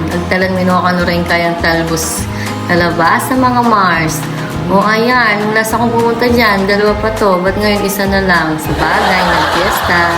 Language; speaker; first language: Filipino; non-native, local second language; Pampanga